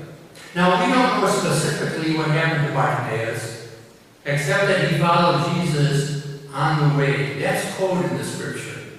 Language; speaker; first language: English; native; English